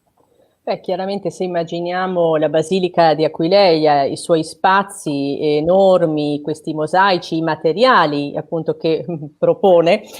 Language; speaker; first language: Italian; native; Italian